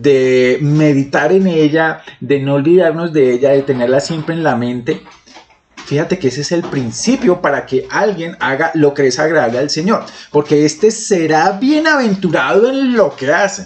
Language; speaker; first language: Spanish; native; Spanish